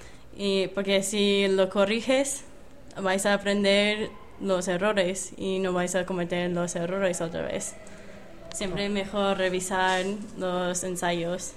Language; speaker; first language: Spanish; non-native, fluent; English